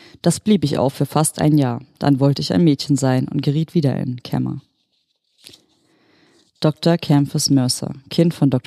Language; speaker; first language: German; native; German